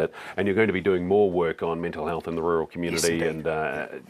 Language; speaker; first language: English; native; English